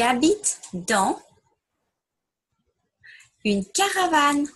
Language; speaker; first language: French; non-native, fluent; English